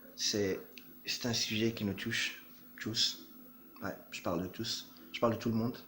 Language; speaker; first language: French; non-native, local second language; Arabic